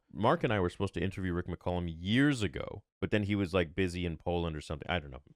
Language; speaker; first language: English; native; English